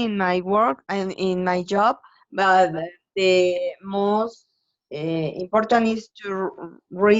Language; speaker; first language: English; non-native, learner; Spanish